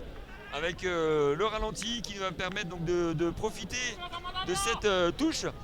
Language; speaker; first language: French; native; French